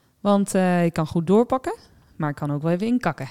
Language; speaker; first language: Dutch; native; Dutch